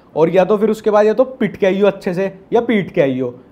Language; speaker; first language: Hindi; native; Hindi